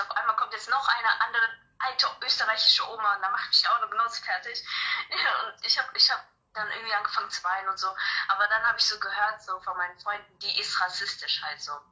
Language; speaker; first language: German; early bilingual, other home language; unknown